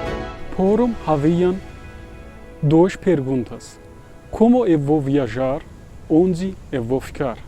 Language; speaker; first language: Portuguese; non-native, fluent; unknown